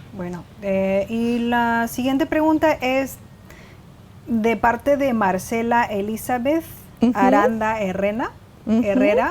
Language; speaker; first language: Spanish; non-native, fluent; Chinese